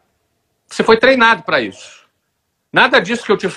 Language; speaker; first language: Portuguese; native; Portuguese